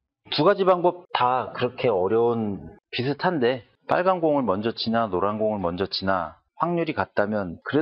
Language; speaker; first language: Korean; native; Korean